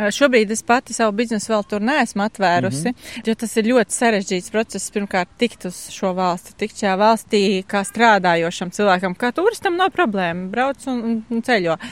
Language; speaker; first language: Latvian; native; Latvian